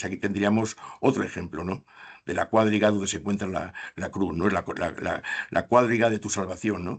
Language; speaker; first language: Spanish; native; Spanish